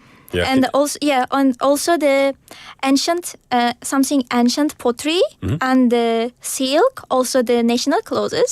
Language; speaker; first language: English; non-native, learner; Uzbek